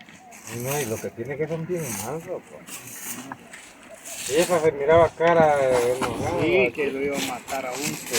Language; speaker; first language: Spanish; native; Spanish